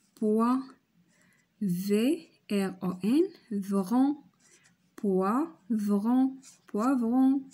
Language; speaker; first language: French; non-native, local second language; Arabic